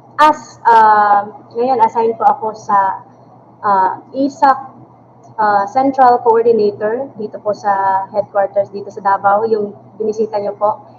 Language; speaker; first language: Filipino; native; Filipino